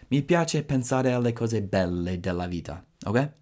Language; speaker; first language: Italian; non-native, fluent; English